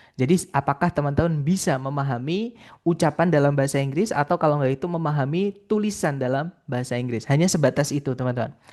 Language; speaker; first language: Indonesian; non-native, local second language; Javanese